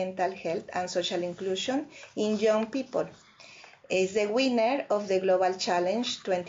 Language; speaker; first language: English; non-native, fluent; Spanish